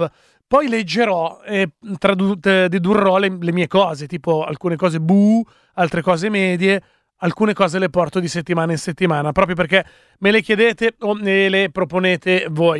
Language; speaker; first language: Italian; native; Italian